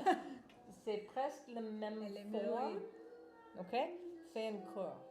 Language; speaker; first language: French; non-native, fluent; English